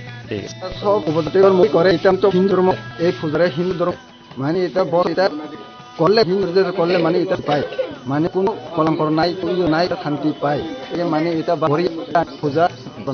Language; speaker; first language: Bangla; non-native, local second language; Kok Borok